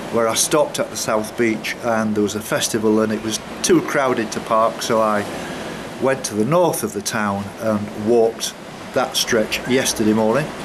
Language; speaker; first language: English; native; English